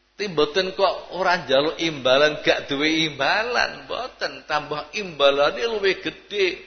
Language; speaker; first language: Indonesian; native; Indonesian